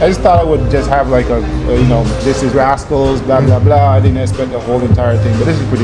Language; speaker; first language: English; native; English